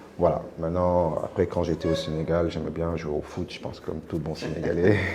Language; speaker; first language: French; non-native, local second language; Wolof